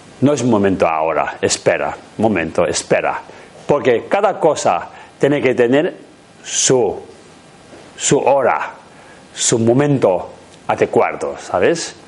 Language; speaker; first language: Spanish; non-native, learner; Tibetan